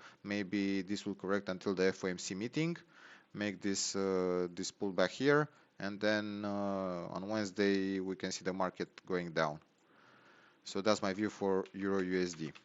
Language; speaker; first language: English; non-native, fluent; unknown